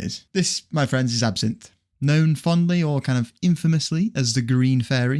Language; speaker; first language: English; native; English